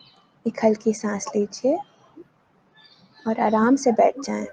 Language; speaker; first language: Hindi; native; Hindi